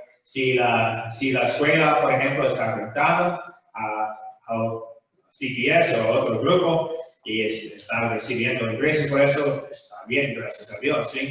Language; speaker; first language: Spanish; non-native, fluent; English